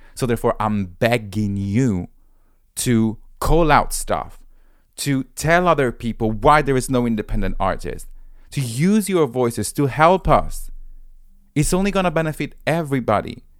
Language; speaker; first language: English; non-native, fluent; Italian